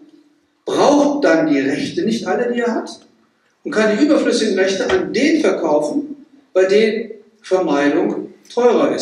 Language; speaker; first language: German; native; German